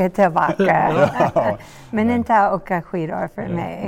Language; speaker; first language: Swedish; non-native, learner; English